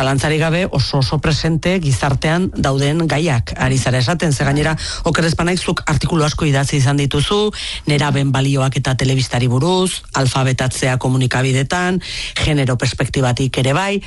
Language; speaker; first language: Basque; native; Basque